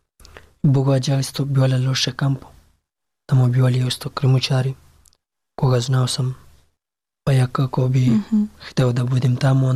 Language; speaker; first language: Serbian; non-native, learner; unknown